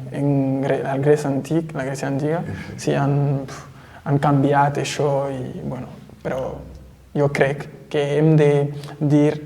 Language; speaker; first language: Catalan; non-native, fluent; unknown